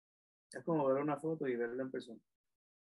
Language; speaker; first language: Spanish; native; Spanish